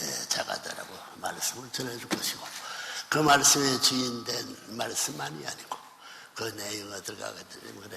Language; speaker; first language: Korean; native; Korean